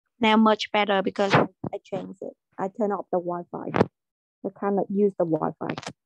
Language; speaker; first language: English; non-native, learner; Vietnamese